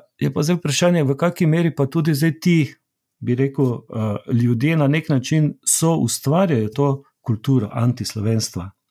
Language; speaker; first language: Slovenian; native; Slovenian